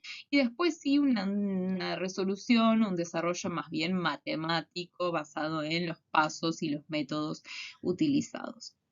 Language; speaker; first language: Spanish; native; Spanish